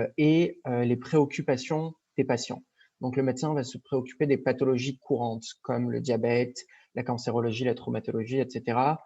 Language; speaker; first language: French; native; French